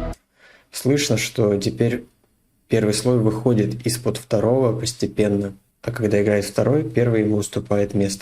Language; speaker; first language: Russian; native; Russian